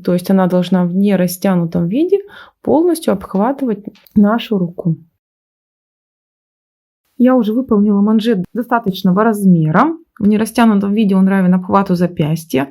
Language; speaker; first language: Russian; native; Russian